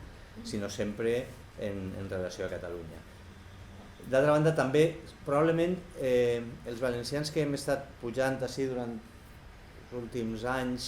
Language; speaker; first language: Catalan; native; Catalan